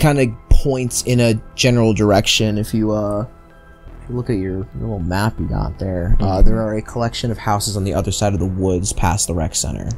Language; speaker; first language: English; native; English